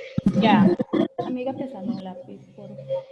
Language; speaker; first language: Spanish; native; Spanish